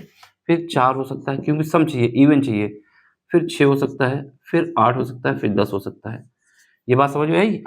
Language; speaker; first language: Hindi; native; Hindi